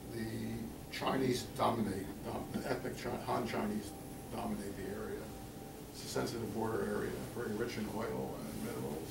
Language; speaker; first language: English; native; English